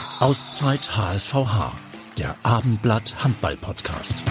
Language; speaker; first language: German; native; German